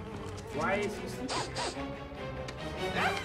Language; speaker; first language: English; native; English